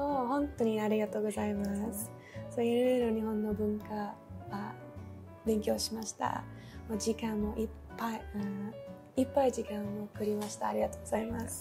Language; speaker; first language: Japanese; non-native, learner; English